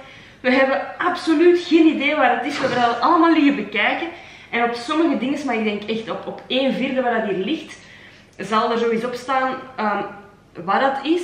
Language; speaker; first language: Dutch; native; Dutch